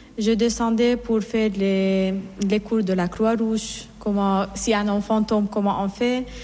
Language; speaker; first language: French; non-native, fluent; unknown